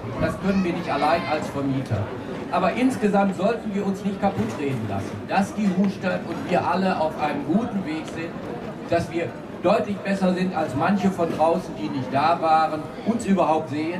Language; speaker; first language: German; native; German